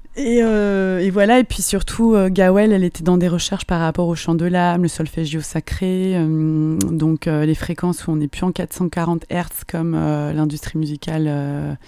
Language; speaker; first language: French; native; French